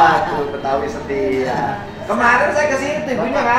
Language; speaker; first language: Indonesian; native; Indonesian